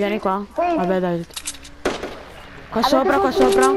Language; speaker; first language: Italian; native; Italian